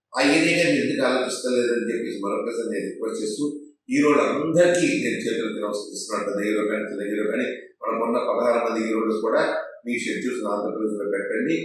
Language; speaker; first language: Telugu; native; Telugu